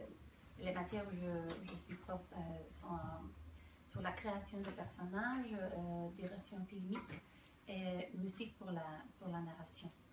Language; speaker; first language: French; non-native, fluent; Spanish